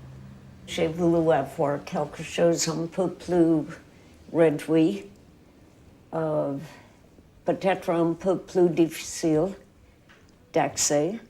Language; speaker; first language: French; non-native, fluent; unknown